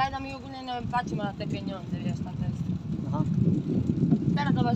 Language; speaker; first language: Polish; non-native, learner; Croatian